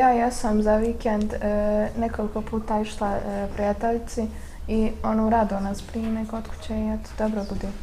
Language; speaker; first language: Serbian; early bilingual, heritage; Bosnian